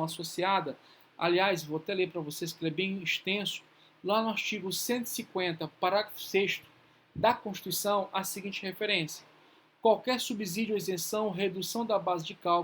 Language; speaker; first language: Portuguese; native; Portuguese